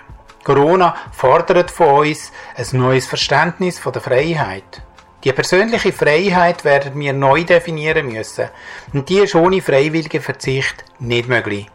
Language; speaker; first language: German; native; German